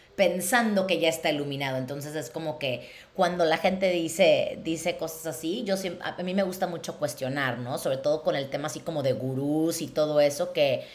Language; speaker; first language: Spanish; native; Spanish